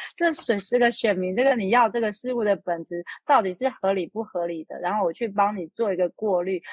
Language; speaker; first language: Chinese; native; Chinese